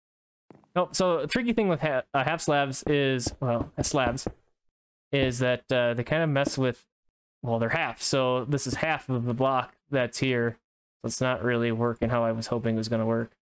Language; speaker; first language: English; native; English